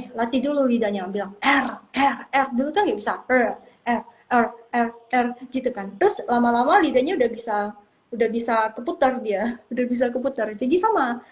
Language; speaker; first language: Indonesian; non-native, local second language; Min Nan Chinese